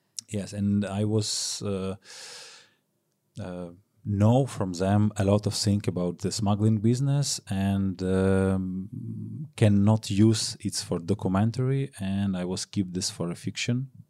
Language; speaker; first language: English; non-native, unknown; Ukrainian